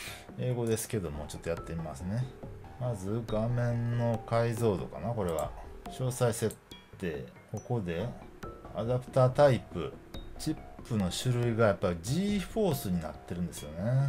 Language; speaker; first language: Japanese; native; Japanese